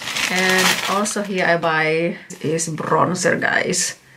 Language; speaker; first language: English; non-native, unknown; Indonesian